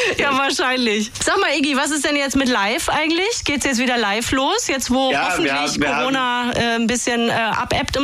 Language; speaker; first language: German; native; German